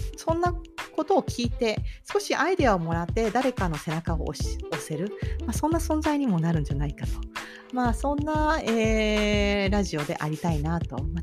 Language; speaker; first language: Japanese; native; Japanese